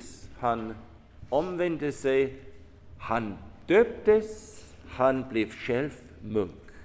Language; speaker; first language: Swedish; non-native, fluent; German